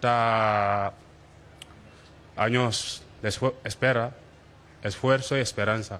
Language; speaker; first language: Spanish; non-native, fluent; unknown